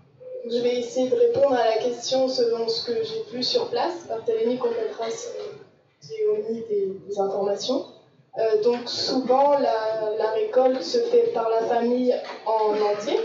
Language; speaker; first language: French; native; French